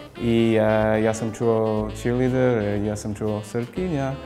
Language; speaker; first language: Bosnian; non-native, learner; English